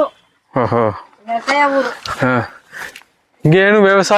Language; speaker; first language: Kannada; non-native, learner; Malayalam